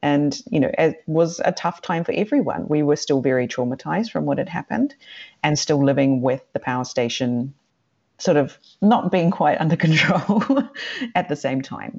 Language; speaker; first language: English; native; English